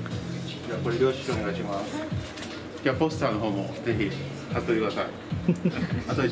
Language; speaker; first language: Japanese; native; Japanese